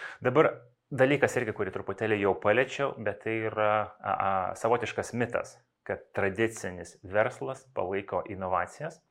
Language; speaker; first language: Lithuanian; non-native, local second language; Russian